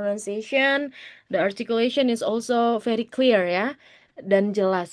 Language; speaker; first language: English; non-native, learner; Indonesian